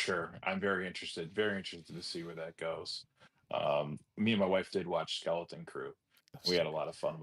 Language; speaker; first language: English; native; English